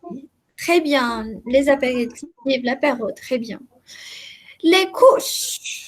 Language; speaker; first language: French; non-native, fluent; Spanish